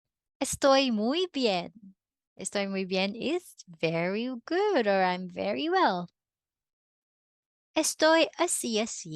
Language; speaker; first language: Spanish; non-native, fluent; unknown